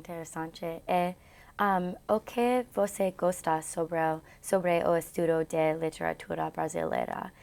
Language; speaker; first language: Portuguese; non-native, learner; English